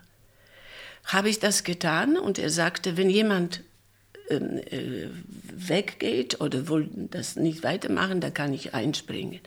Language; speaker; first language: German; non-native, fluent; Polish